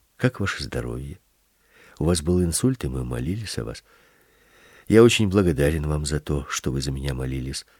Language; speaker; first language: Russian; early bilingual, other home language; Swedish